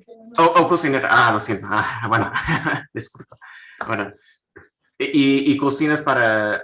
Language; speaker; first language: Spanish; non-native, fluent; English